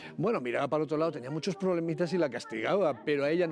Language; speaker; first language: Spanish; native; Spanish